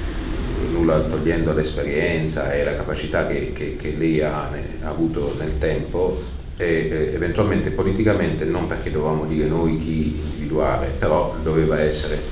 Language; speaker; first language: Italian; native; Italian